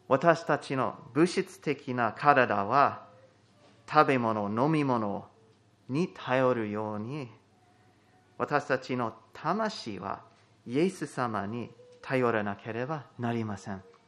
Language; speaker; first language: Japanese; non-native, fluent; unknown